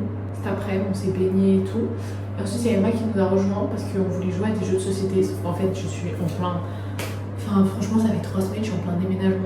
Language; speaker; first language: French; native; French